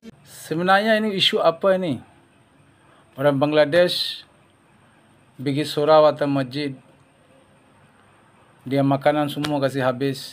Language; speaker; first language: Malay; non-native, learner; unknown